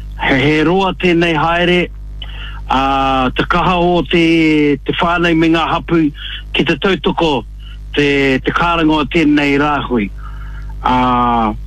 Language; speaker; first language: Māori; native; Māori